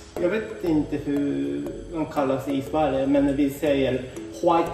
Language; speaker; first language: Swedish; non-native, learner; Japanese